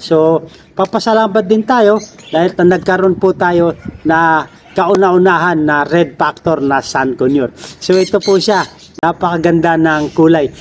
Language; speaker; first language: Filipino; non-native, local second language; Bikol